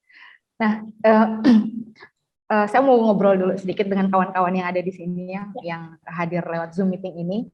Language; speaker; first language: Indonesian; native; Indonesian